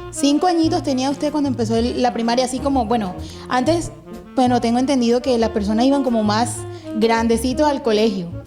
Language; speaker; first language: Spanish; native; Spanish